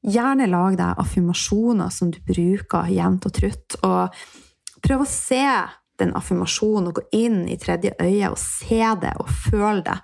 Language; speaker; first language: Norwegian; native; Norwegian